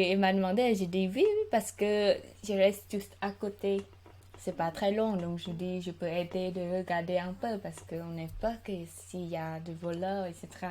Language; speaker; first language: French; non-native, learner; Khmer